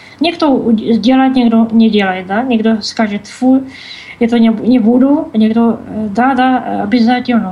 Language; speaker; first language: Russian; non-native, learner; Czech